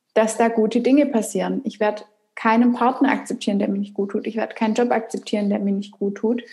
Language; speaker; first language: German; native; German